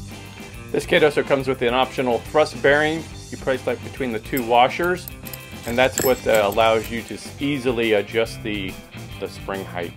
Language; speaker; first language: English; native; English